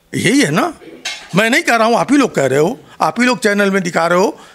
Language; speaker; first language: Hindi; native; Hindi